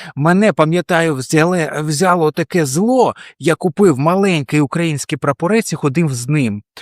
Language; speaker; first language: Ukrainian; non-native, local second language; Russian